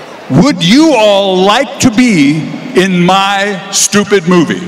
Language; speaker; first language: English; native; English